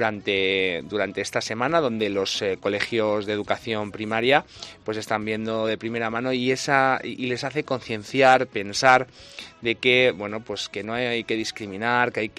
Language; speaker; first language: Spanish; native; Spanish